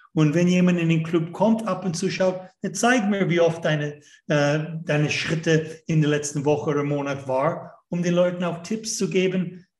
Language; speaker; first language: German; non-native, fluent; English